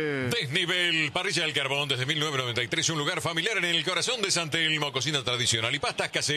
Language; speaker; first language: Spanish; native; Spanish